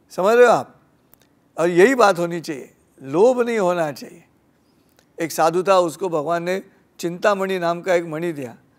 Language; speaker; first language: Hindi; non-native, local second language; Marathi